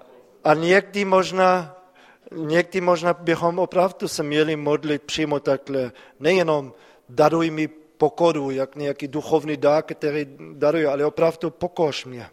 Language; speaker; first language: Czech; non-native, fluent; German